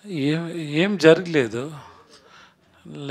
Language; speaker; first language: Telugu; non-native, learner; Tamil